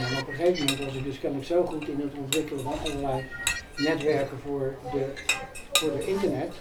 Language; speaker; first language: Dutch; native; Dutch